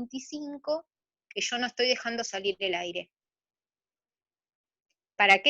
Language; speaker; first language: Spanish; native; Spanish